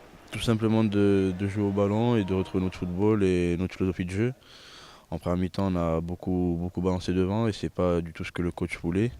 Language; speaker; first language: French; native; French